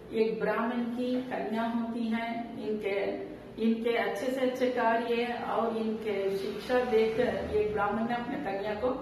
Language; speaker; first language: Hindi; non-native, local second language; Tamil